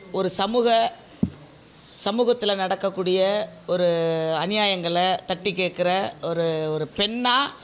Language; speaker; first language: Tamil; native; Tamil